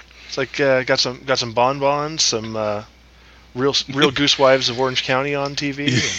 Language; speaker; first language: English; native; English